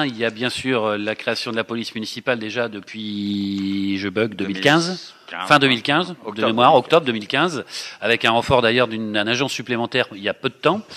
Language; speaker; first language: French; native; French